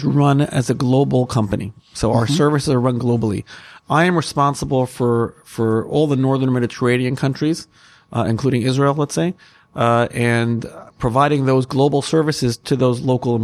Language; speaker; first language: English; native; English